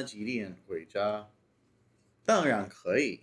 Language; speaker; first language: Chinese; non-native, learner; English